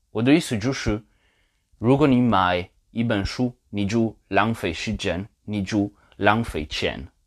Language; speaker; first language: Chinese; non-native, learner; Polish